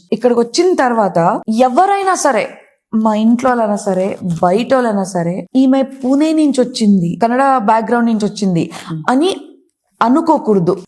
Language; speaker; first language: Telugu; non-native, local second language; Kannada